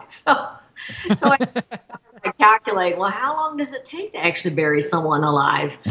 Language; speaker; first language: English; native; English